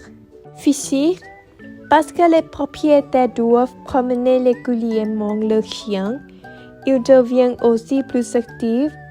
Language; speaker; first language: French; non-native, learner; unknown